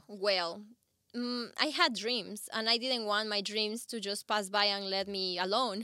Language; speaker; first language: English; non-native, fluent; Spanish